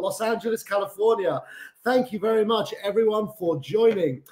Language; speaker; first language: English; native; English